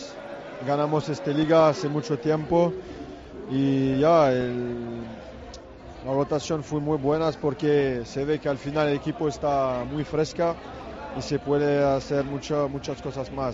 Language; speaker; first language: Spanish; non-native, learner; French